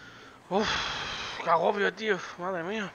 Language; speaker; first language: Spanish; native; Spanish